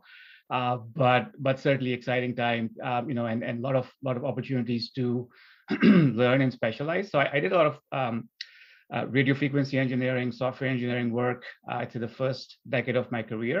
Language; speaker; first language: English; non-native, local second language; Urdu